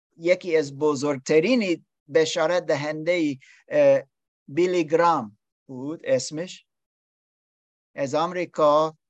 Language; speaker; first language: Persian; non-native, learner; English